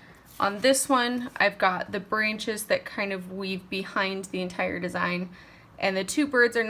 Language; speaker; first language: English; native; English